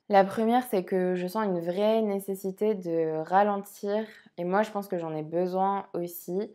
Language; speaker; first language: French; native; French